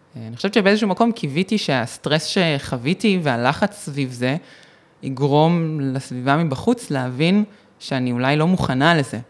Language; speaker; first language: Hebrew; native; Hebrew